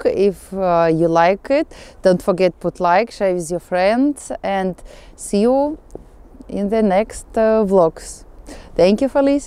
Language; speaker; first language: English; non-native, fluent; Russian